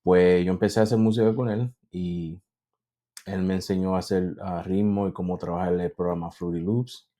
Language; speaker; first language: Spanish; early bilingual, heritage; Spanish